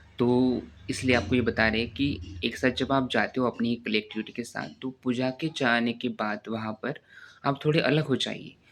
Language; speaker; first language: Hindi; non-native, local second language; Marathi